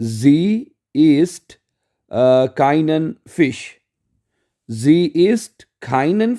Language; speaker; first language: German; non-native, fluent; Urdu